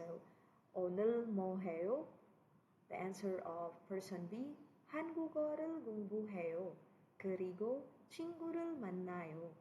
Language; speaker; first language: Korean; non-native, fluent; Cebuano